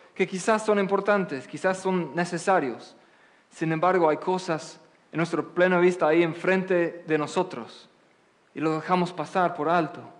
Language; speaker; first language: Spanish; non-native, fluent; English